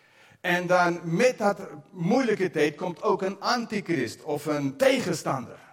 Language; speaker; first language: Dutch; non-native, fluent; English